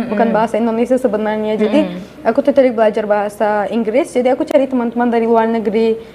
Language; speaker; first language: Indonesian; non-native, fluent; Turkish